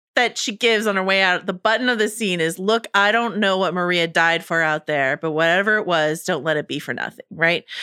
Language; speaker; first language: English; native; English